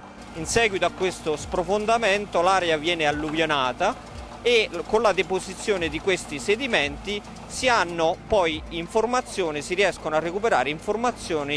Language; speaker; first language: Italian; native; Italian